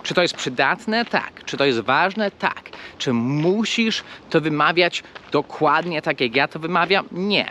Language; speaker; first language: Polish; non-native, fluent; English